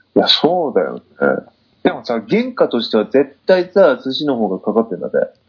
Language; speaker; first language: Japanese; native; Japanese